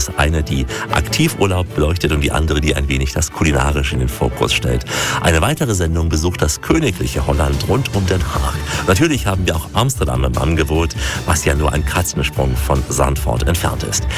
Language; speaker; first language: German; native; German